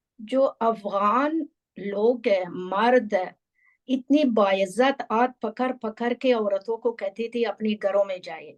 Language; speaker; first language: Urdu; non-native, fluent; Persian